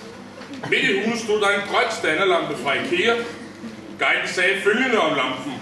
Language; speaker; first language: Danish; native; Danish